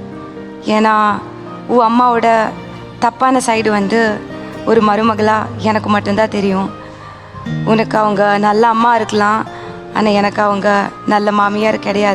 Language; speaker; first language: Tamil; native; Tamil